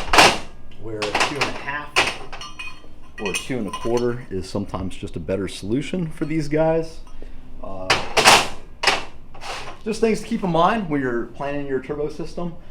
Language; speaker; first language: English; native; English